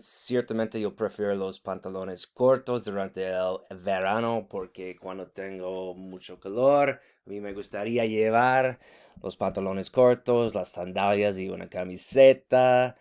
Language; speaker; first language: Spanish; non-native, fluent; English